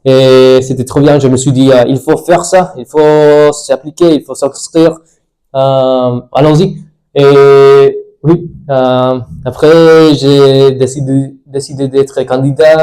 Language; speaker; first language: French; non-native, fluent; English